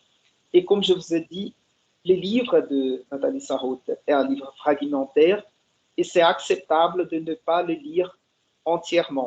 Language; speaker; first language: French; non-native, fluent; Portuguese